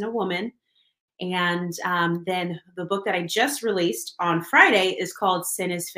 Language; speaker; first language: English; native; English